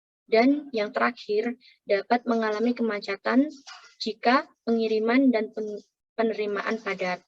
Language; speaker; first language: Indonesian; native; Indonesian